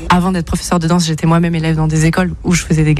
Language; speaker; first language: French; native; French